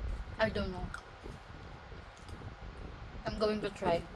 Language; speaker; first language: English; non-native, local second language; Filipino